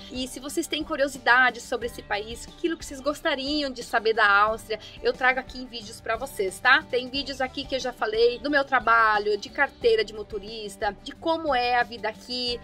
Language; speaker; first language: Portuguese; early bilingual, other home language; German